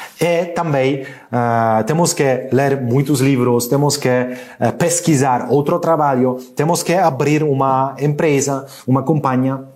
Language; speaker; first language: Portuguese; non-native, learner; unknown